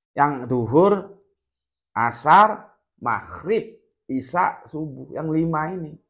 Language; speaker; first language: Indonesian; non-native, local second language; Javanese